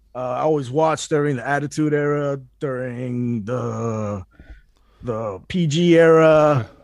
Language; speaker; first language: English; early bilingual, other home language; Spanish